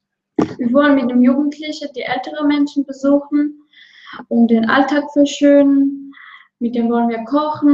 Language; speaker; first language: German; non-native, learner; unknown